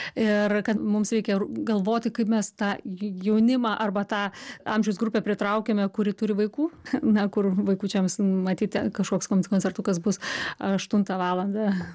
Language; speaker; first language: Lithuanian; native; Lithuanian